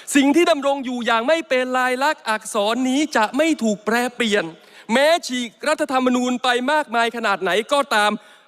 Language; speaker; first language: Thai; native; Thai